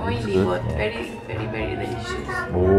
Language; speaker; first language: English; non-native, learner; Spanish